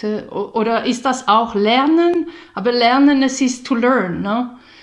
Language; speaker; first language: German; non-native, learner; Hungarian